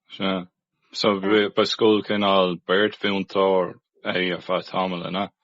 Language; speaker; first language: Irish; non-native, local second language; English